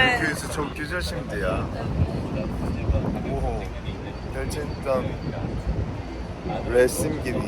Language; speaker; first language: Turkish; non-native, learner; Korean